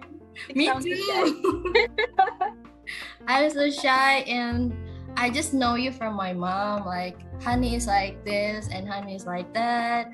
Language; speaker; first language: English; non-native, fluent; Indonesian